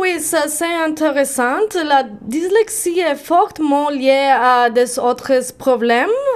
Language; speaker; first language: French; non-native, learner; Spanish